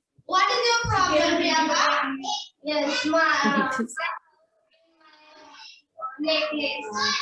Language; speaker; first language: English; non-native, learner; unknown